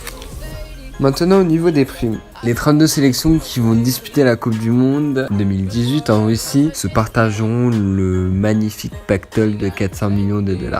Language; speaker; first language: French; native; French